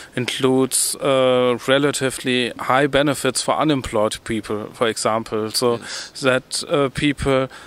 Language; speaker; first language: English; non-native, fluent; German